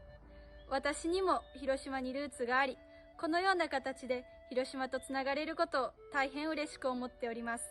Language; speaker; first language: Japanese; early bilingual, heritage; Japanese